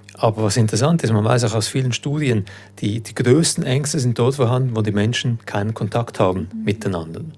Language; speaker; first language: German; early bilingual, other home language; Croatian